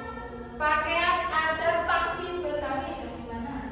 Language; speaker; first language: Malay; non-native, local second language; Javanese